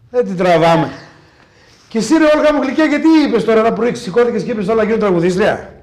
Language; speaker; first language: Greek; native; Greek